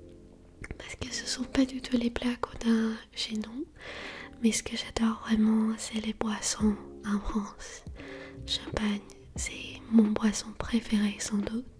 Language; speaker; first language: French; non-native, fluent; Armenian